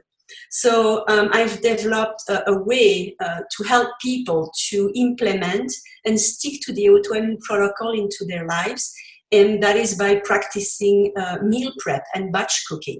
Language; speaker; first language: English; non-native, fluent; French